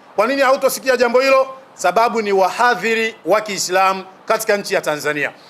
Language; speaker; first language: Swahili; native; Swahili